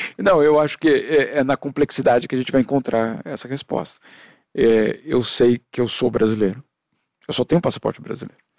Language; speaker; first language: Portuguese; early bilingual, other home language; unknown